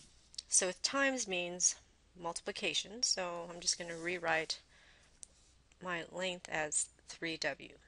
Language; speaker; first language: English; native; English